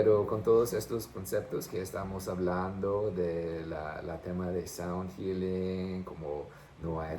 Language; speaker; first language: Spanish; non-native, fluent; English